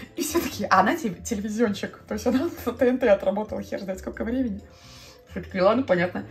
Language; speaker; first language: Russian; non-native, local second language; Latvian